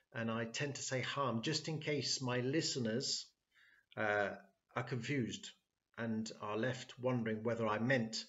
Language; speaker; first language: English; native; English